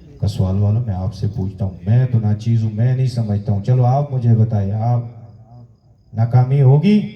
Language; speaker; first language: Urdu; non-native, local second language; Pashto